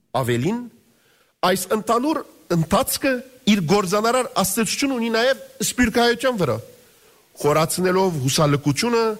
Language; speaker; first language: Armenian; early bilingual, heritage; Armenian